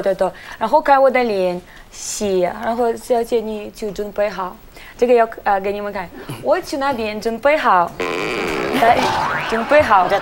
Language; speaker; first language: Chinese; non-native, learner; Russian